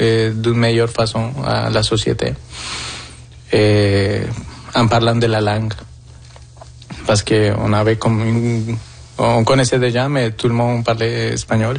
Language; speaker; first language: French; non-native, fluent; Spanish